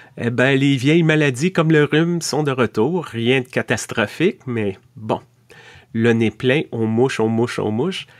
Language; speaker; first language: French; native; French